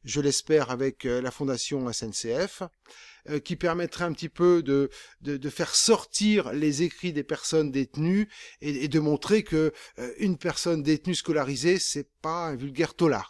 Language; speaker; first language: French; native; French